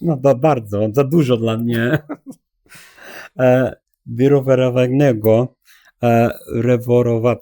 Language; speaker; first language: Polish; non-native, learner; English